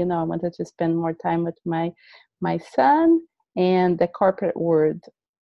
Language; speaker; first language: English; non-native, fluent; Portuguese